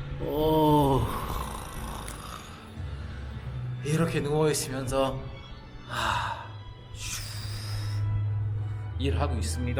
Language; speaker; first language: Korean; non-native, fluent; Malay